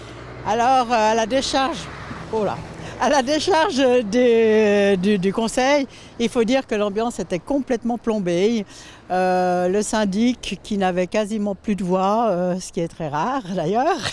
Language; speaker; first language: French; native; French